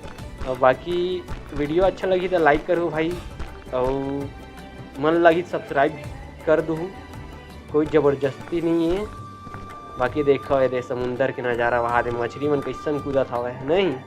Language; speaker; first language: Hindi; non-native, local second language; Chhattisgarhi